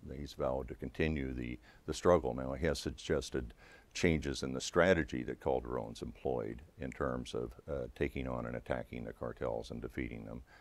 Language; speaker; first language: English; native; English